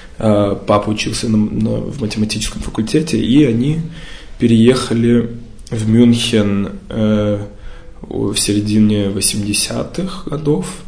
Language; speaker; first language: Russian; early bilingual, heritage; Russian